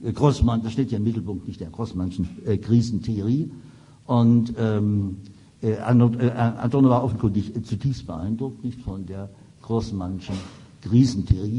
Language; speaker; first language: German; native; German